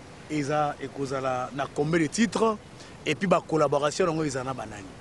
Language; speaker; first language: French; non-native, local second language; Lingala